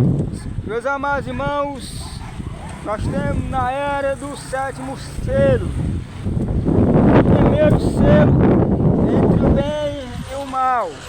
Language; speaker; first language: Portuguese; native; Portuguese